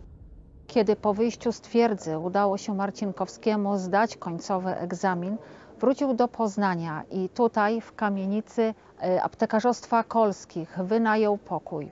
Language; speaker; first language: Polish; native; Polish